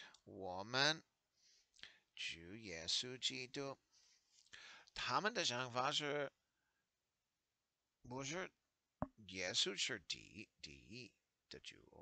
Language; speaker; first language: Chinese; non-native, learner; English